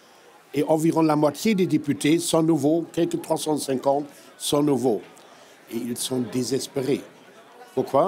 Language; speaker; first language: French; non-native, fluent; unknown